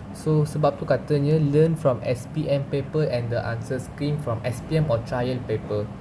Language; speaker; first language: English; non-native, local second language; Malay